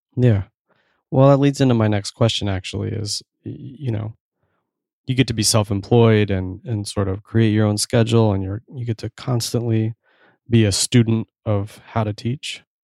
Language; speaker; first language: English; native; English